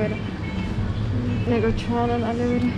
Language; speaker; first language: Korean; non-native, learner; Turkish